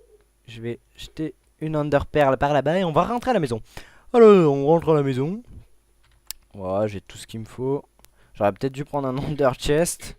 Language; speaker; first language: French; native; French